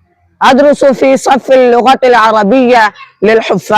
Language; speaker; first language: Arabic; non-native, learner; Urdu